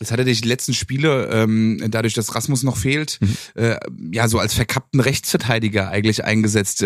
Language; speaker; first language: German; native; German